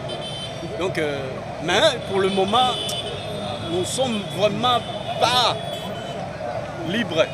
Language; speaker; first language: French; non-native, local second language; Lingala